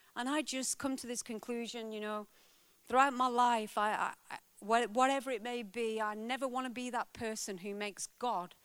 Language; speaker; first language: English; native; English